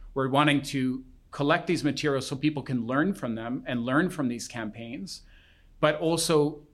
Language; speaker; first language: English; native; English